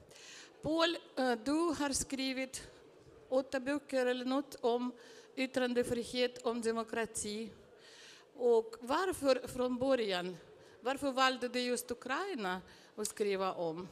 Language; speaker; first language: Swedish; non-native, fluent; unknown